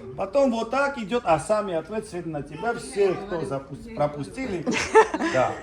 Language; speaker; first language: Russian; non-native, local second language; Georgian